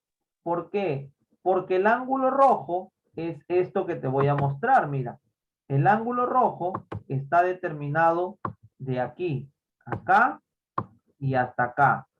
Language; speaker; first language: Spanish; native; Spanish